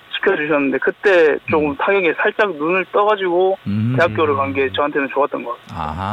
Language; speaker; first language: Korean; native; Korean